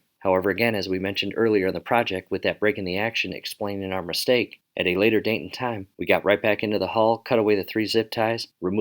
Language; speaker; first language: English; native; English